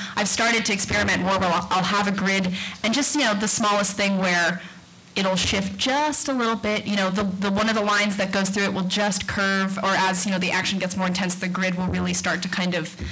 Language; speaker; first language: English; native; English